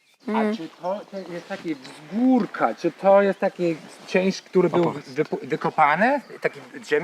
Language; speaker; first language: Polish; non-native, learner; English